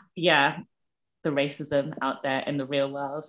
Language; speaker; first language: English; native; English